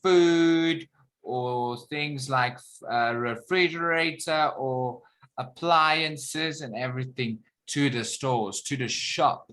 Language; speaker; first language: English; non-native, fluent; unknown